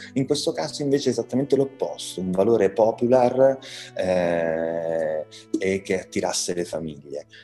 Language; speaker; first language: Italian; early bilingual, heritage; Italian